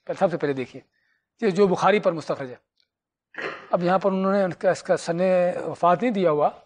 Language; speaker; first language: Urdu; native; Urdu